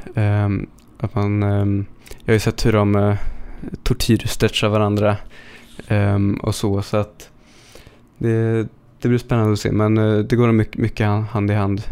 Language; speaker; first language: Swedish; native; Swedish